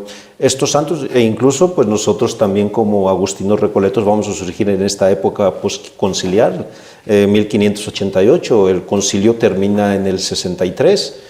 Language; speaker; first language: Spanish; native; Spanish